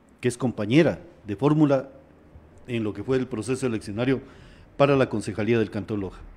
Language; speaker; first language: Spanish; native; Spanish